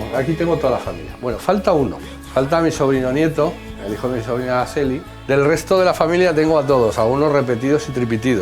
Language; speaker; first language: Spanish; native; Spanish